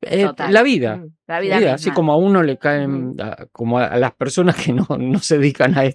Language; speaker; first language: Spanish; native; Spanish